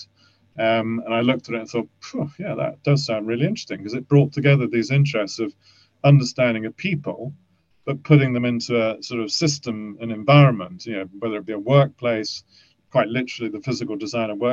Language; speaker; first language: English; native; English